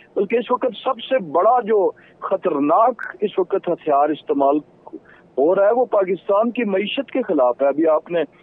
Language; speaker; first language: Urdu; native; Urdu